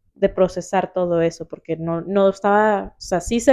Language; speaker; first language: Spanish; early bilingual, heritage; Spanish